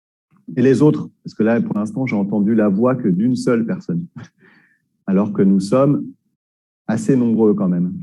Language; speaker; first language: French; native; French